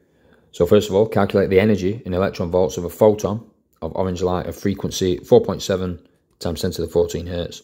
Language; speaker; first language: English; native; English